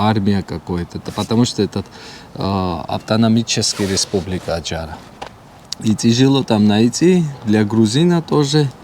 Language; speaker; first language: Russian; non-native, learner; Georgian